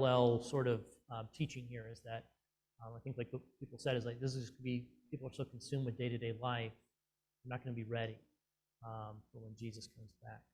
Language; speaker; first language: English; native; English